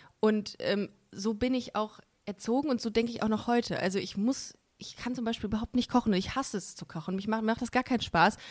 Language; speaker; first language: German; native; German